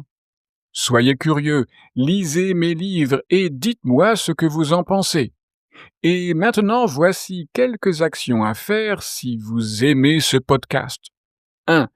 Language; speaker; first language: French; native; French